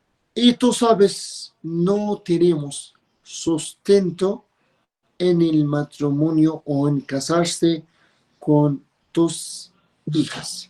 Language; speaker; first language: Spanish; non-native, fluent; Arabic